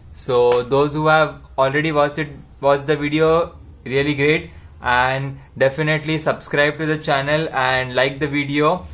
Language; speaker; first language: English; non-native, local second language; Hindi